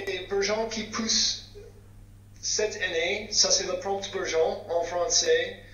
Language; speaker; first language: French; non-native, fluent; English